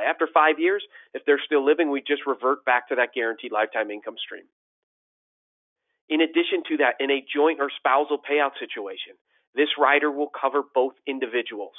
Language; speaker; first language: English; native; English